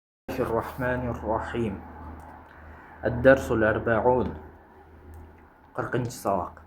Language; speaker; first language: Arabic; non-native, fluent; Kyrgyz